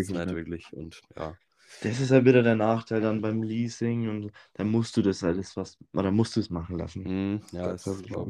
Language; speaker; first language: German; native; German